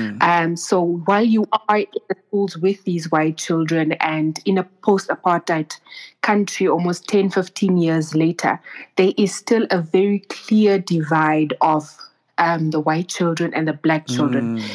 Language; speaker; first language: English; non-native, local second language; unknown